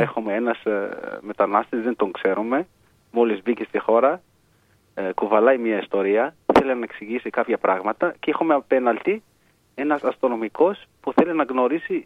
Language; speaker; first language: Greek; non-native, fluent; Arabic